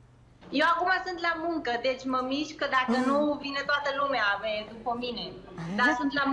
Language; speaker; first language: Romanian; early bilingual, heritage; Spanish